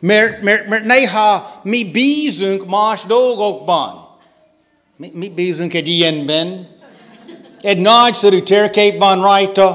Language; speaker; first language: Hungarian; non-native, learner; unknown